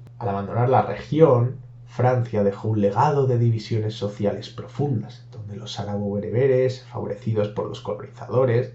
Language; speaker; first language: Spanish; native; Spanish